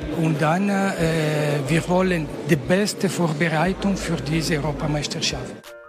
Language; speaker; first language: German; non-native, local second language; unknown